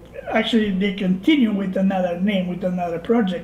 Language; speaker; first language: English; non-native, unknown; Bulgarian